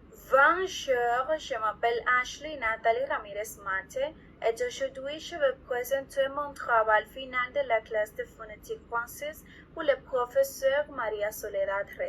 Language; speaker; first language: French; non-native, learner; Spanish